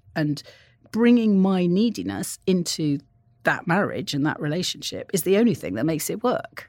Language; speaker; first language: English; native; English